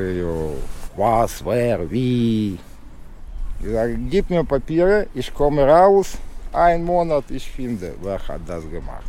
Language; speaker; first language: German; non-native, learner; Russian